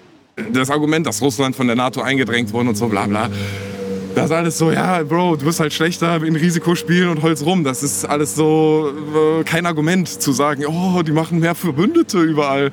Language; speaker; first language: German; native; German